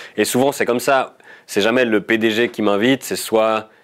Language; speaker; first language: French; native; French